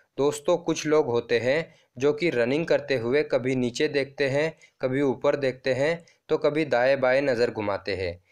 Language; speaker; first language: Hindi; non-native, local second language; Marathi